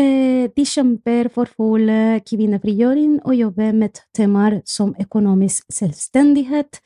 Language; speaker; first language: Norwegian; non-native, fluent; Spanish